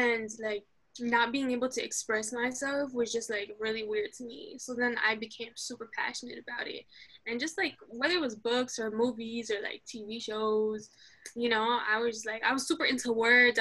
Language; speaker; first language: English; early bilingual, other home language; Arabic